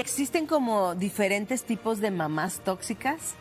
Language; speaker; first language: Spanish; native; Spanish